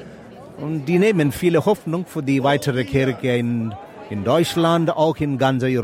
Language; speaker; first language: German; non-native, learner; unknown